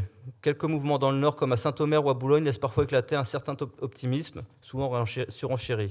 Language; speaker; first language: French; native; French